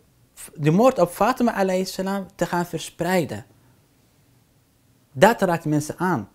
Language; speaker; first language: Dutch; non-native, fluent; Arabic